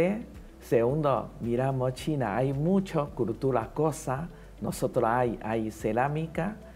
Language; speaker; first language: Spanish; non-native, learner; Chinese